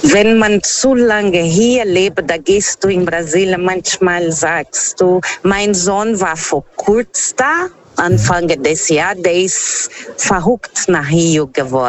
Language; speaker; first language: German; non-native, learner; Portuguese